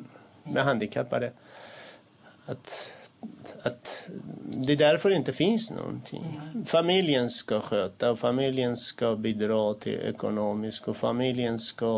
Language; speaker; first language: Swedish; non-native, fluent; Kurdish